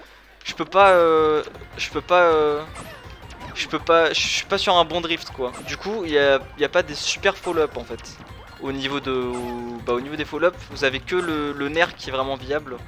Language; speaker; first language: French; native; French